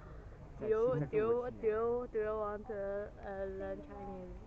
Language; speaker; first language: English; non-native, learner; Chinese